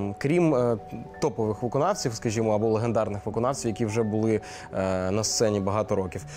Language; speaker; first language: Ukrainian; non-native, local second language; Russian